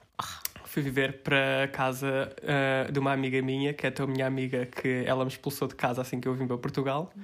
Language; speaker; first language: Portuguese; early bilingual, heritage; Portuguese